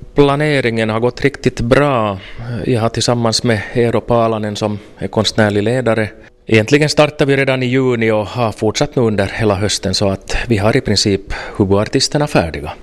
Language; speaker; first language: Swedish; native; Swedish